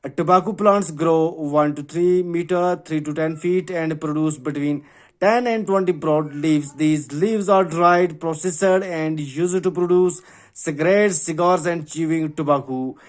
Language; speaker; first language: English; non-native, local second language; Urdu